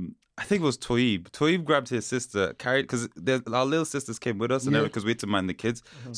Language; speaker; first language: English; native; English